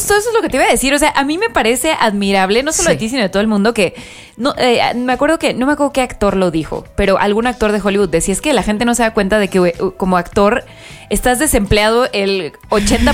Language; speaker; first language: Spanish; native; Spanish